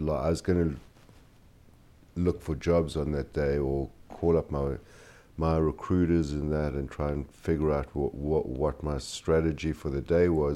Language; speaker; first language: English; native; English